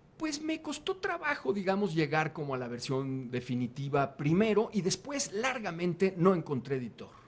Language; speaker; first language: Spanish; native; Spanish